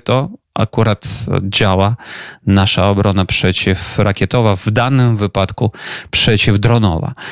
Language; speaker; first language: Polish; non-native, fluent; Ukrainian